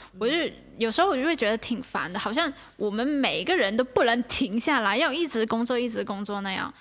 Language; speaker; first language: Chinese; non-native, local second language; Cantonese